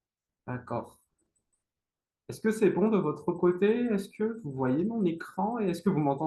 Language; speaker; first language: French; non-native, local second language; Malagasy